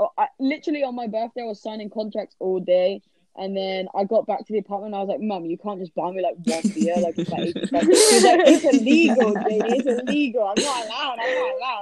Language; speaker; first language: English; native; English